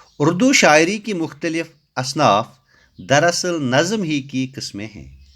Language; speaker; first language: Urdu; native; Urdu